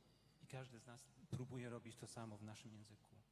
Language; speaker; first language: Polish; non-native, fluent; English